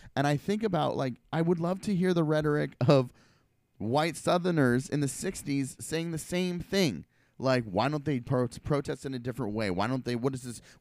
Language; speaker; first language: English; native; English